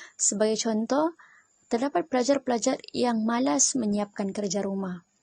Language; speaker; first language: Malay; native; Malay